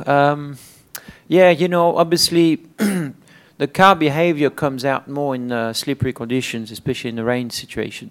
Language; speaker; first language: English; non-native, fluent; French